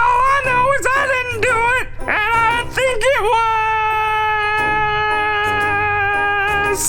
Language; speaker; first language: English; native; English